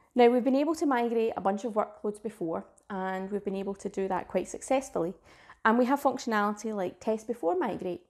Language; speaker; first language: English; native; English